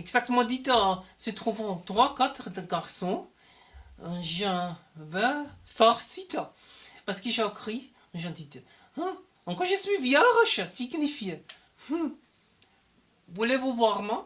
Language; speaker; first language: French; non-native, learner; German